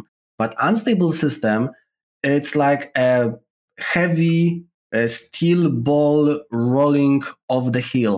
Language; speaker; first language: English; non-native, fluent; Polish